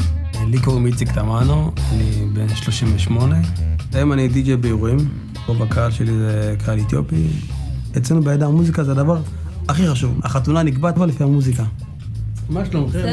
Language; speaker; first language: Hebrew; early bilingual, other home language; Amharic